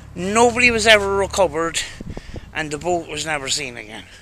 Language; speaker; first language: English; native; English